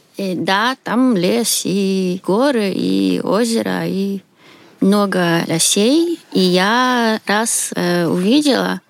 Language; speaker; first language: Russian; non-native, fluent; Swedish